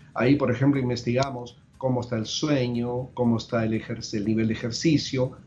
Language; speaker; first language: Spanish; native; Spanish